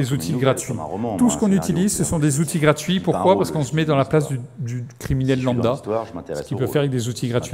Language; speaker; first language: French; native; French